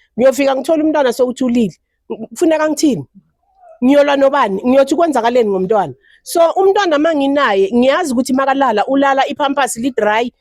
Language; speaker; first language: Zulu; native; Zulu